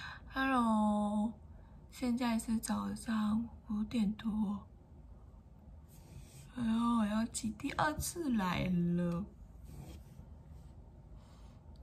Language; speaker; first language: Chinese; non-native, fluent; Vietnamese